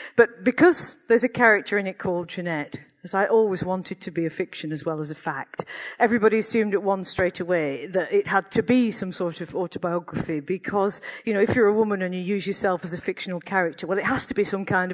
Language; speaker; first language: English; native; English